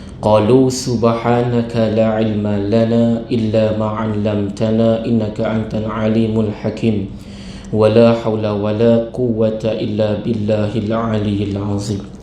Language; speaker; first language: Malay; native; Malay